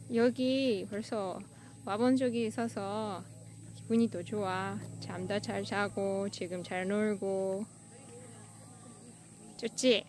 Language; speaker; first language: Korean; non-native, fluent; Russian